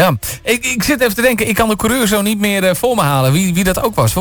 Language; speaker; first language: Dutch; native; Dutch